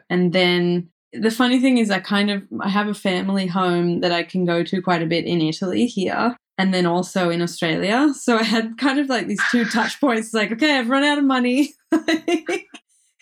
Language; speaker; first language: English; native; English